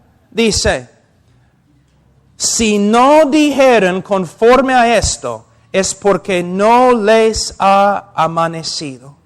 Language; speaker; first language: Spanish; non-native, fluent; English